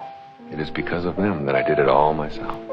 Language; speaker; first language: English; native; English